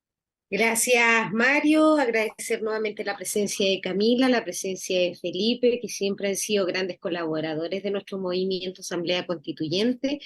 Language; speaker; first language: Spanish; native; Spanish